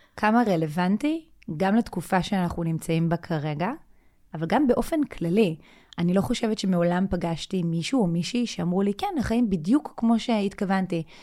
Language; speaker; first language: Hebrew; native; Hebrew